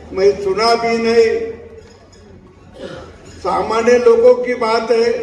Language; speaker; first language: Hindi; non-native, local second language; Marathi